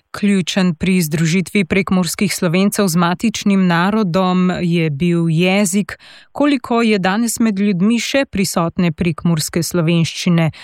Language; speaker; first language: Slovenian; native; Slovenian